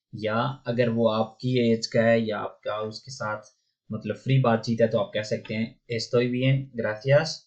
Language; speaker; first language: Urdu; non-native, local second language; Punjabi